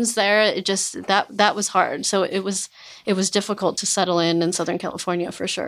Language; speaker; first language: English; native; English